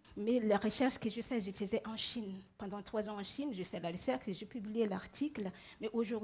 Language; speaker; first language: French; non-native, local second language; Malagasy